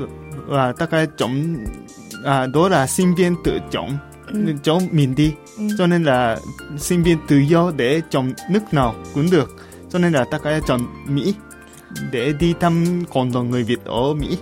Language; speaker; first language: Vietnamese; non-native, fluent; Japanese